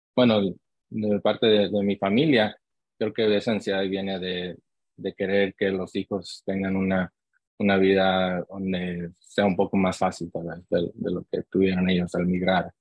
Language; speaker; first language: Spanish; early bilingual, heritage; Spanish